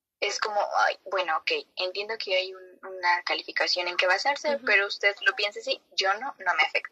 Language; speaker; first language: Spanish; native; Spanish